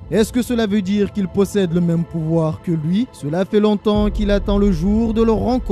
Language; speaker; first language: French; native; French